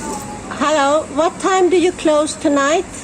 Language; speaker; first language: English; non-native, fluent; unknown